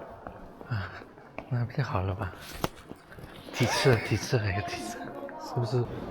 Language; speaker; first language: Chinese; non-native, learner; Indonesian